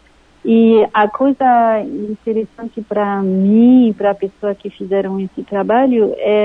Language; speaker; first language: Portuguese; non-native, fluent; French